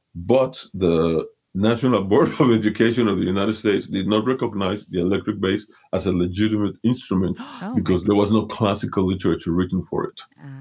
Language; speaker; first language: English; early bilingual, other home language; Spanish